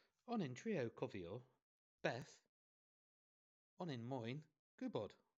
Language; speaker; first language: Welsh; non-native, learner; English